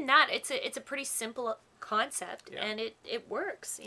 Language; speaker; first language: English; native; English